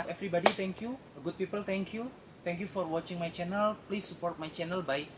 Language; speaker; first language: English; non-native, learner; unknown